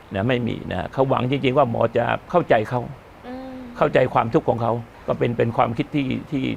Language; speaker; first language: Thai; native; Thai